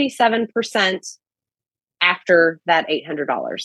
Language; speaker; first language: English; native; English